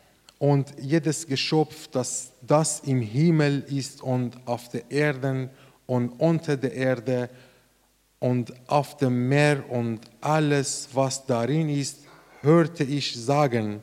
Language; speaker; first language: German; non-native, learner; Persian